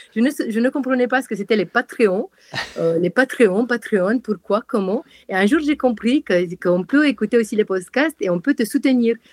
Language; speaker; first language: French; non-native, fluent; Romanian